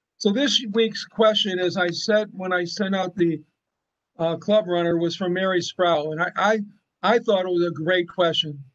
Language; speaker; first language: English; native; English